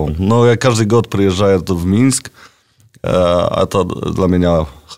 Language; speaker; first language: Russian; non-native, learner; Polish